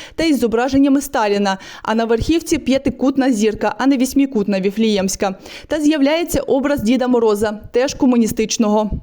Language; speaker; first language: Ukrainian; native; Ukrainian